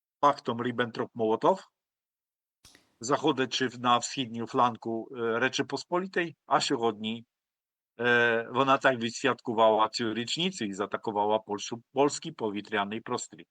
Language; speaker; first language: Polish; non-native, learner; Ukrainian